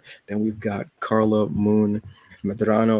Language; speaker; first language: English; native; English